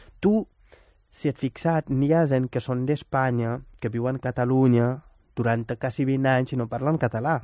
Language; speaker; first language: Catalan; non-native, fluent; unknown